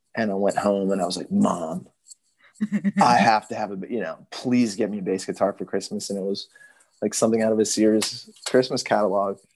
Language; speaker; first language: English; native; English